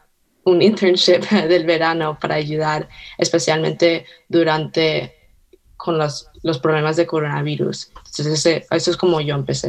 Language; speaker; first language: Spanish; early bilingual, heritage; Spanish